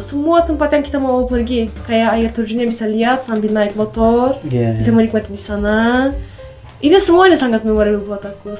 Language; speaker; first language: Indonesian; non-native, fluent; Turkish